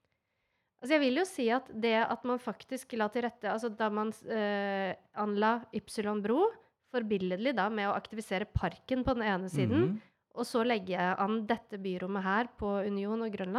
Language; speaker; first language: Norwegian; native; Norwegian